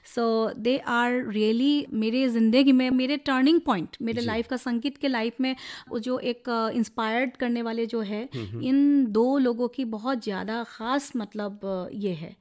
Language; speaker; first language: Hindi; non-native, local second language; Assamese